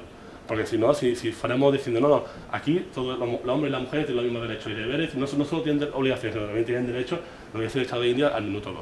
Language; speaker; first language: Spanish; native; Spanish